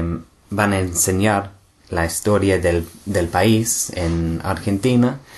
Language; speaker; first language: Spanish; non-native, fluent; English